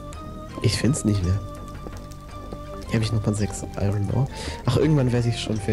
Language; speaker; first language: German; native; German